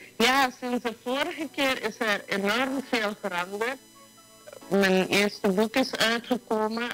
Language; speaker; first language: Dutch; native; Dutch